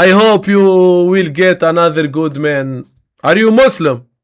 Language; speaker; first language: English; non-native, learner; Arabic